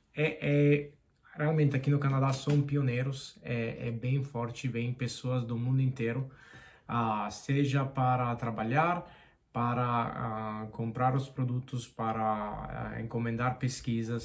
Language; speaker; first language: Portuguese; non-native, fluent; Spanish